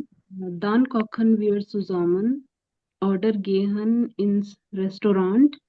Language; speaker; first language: German; non-native, learner; Hindi